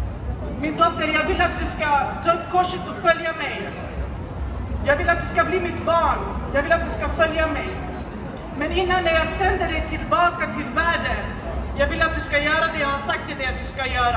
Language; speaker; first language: Swedish; non-native, fluent; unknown